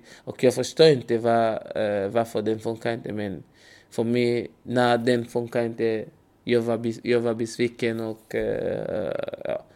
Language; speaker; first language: Swedish; non-native, learner; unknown